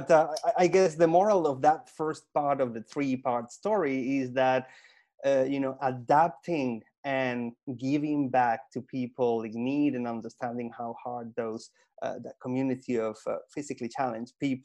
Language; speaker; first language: English; non-native, fluent; Spanish